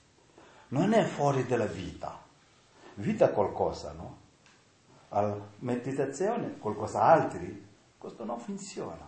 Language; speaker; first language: Italian; non-native, learner; Tibetan